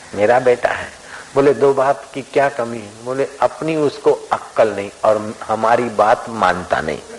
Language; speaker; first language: Hindi; non-native, local second language; Sindhi